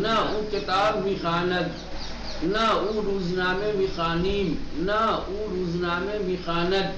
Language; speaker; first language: Persian; non-native, fluent; Urdu